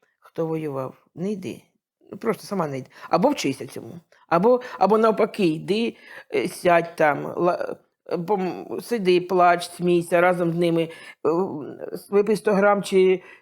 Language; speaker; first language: Ukrainian; native; Ukrainian